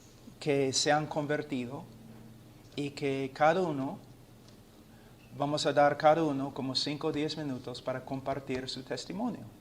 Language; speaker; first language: Spanish; non-native, fluent; English